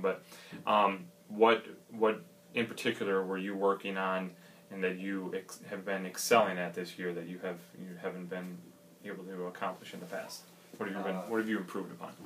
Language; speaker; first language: English; native; English